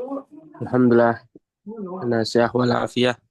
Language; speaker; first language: Arabic; non-native, learner; Indonesian